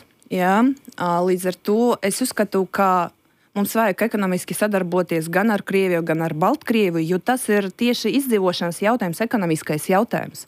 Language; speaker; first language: Latvian; non-native, local second language; Russian